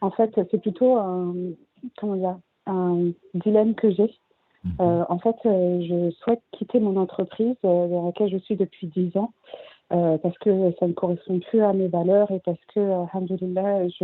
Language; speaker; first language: French; native; French